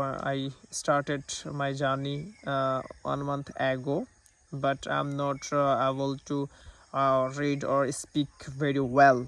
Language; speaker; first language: English; non-native, learner; Bangla